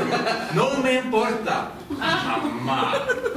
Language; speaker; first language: Spanish; non-native, learner; English